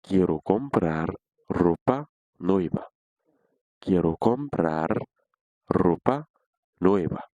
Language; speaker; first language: Spanish; non-native, fluent; Haitian Creole